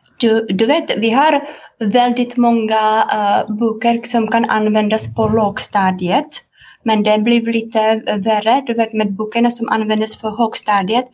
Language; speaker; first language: Swedish; non-native, fluent; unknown